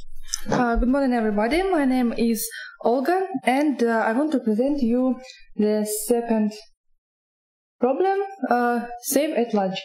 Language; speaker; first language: English; non-native, learner; Russian